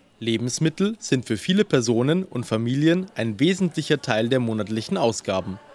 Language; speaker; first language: German; native; German